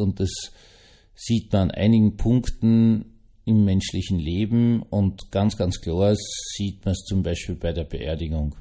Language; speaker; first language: German; native; German